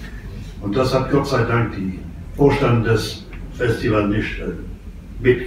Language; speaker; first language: German; non-native, fluent; English